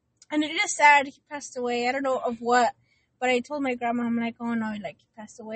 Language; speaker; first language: English; early bilingual, other home language; Spanish